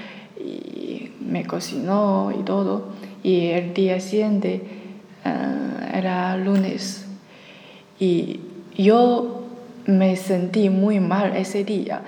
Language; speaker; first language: Spanish; non-native, learner; Chinese